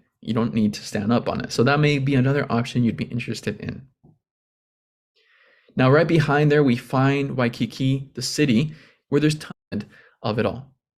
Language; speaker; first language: English; native; English